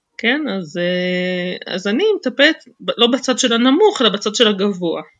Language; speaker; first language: Hebrew; native; Hebrew